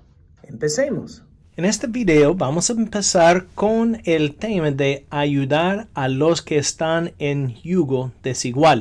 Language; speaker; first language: Spanish; non-native, fluent; English